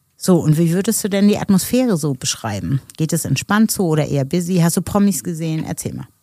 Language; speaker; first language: German; native; German